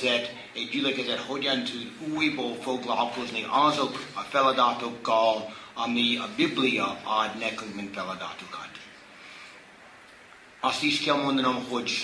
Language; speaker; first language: Hungarian; non-native, fluent; English